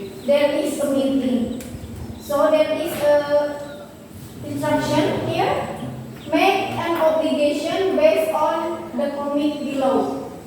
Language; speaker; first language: English; non-native, fluent; Indonesian